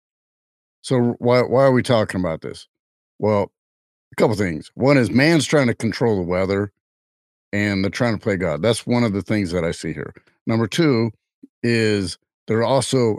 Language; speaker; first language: English; native; English